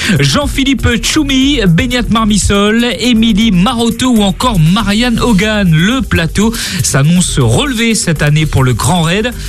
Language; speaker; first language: French; native; French